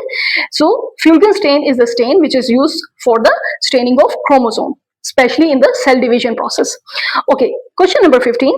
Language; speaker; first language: English; non-native, local second language; Urdu